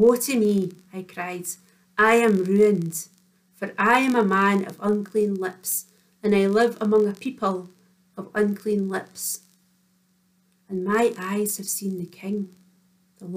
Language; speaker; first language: English; native; English